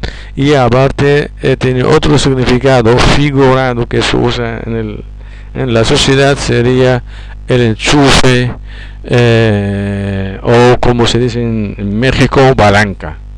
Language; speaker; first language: Spanish; non-native, fluent; Arabic